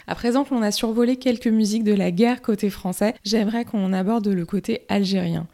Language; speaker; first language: French; native; French